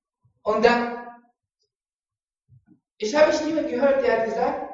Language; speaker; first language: German; non-native, learner; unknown